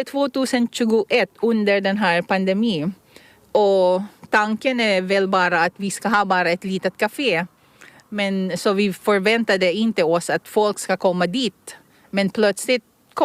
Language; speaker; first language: Swedish; non-native, fluent; Filipino